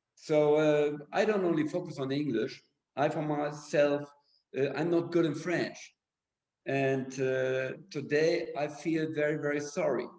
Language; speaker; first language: English; non-native, fluent; German